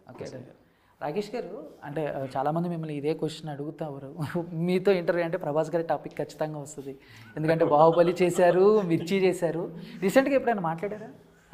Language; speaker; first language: Telugu; native; Telugu